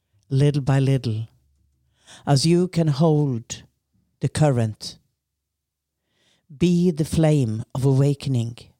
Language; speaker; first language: English; non-native, fluent; Norwegian